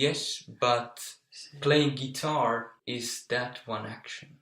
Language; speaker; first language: English; non-native, fluent; Finnish